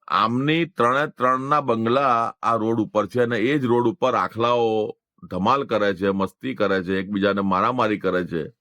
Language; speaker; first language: Gujarati; non-native, local second language; Hindi